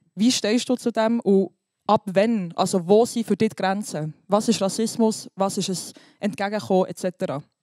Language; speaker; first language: German; non-native, local second language; Albanian